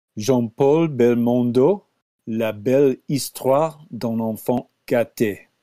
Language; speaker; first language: French; non-native, learner; English